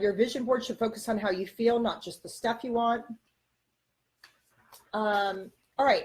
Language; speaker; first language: English; native; English